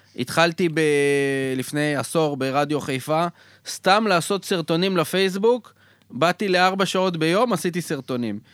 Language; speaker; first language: Hebrew; early bilingual, other home language; Russian